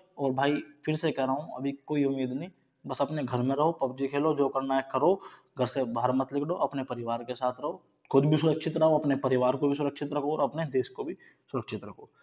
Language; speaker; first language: Hindi; native; Hindi